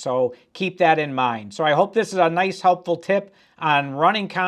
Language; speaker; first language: English; native; English